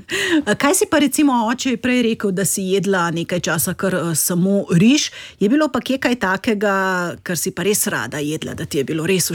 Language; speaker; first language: Slovenian; native; Slovenian